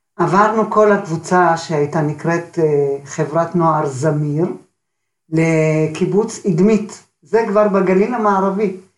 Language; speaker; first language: Hebrew; early bilingual, other home language; Arabic